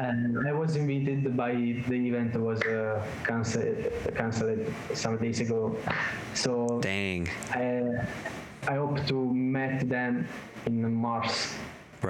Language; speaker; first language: English; non-native, learner; Italian